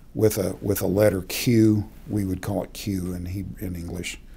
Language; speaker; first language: English; native; English